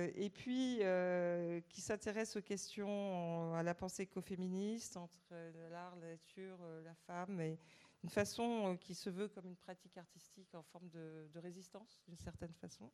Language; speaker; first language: French; native; French